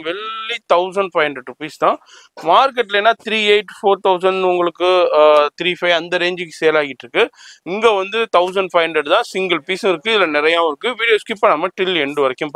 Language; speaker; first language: Tamil; native; Tamil